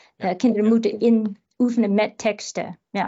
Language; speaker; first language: Dutch; non-native, fluent; English